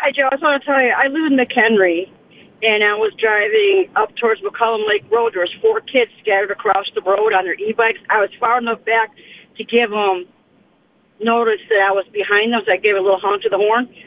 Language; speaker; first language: English; native; English